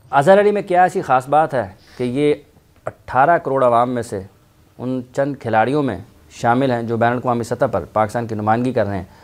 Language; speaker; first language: Urdu; non-native, local second language; Punjabi